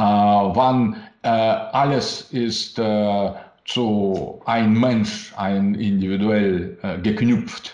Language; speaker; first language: German; non-native, learner; Russian